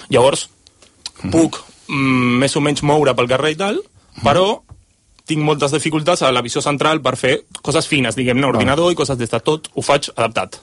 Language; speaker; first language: Catalan; non-native, fluent; Spanish